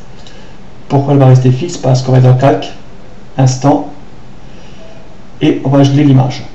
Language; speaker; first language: French; native; French